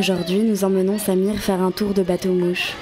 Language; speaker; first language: French; native; French